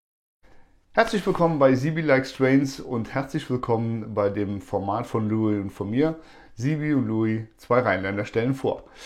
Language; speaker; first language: German; native; German